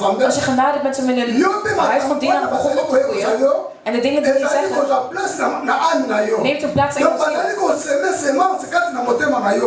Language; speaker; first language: Dutch; non-native, fluent; Lingala